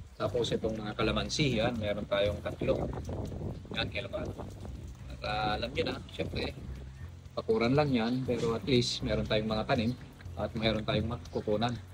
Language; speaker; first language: Filipino; non-native, local second language; Iloko